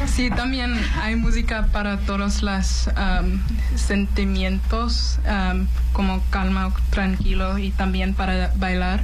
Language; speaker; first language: Spanish; non-native, learner; English